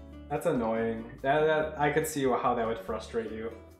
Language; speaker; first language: English; native; English